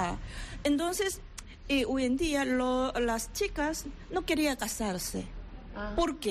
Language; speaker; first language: Spanish; non-native, learner; Korean